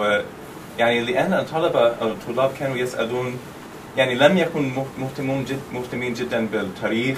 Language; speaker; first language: Arabic; non-native, fluent; English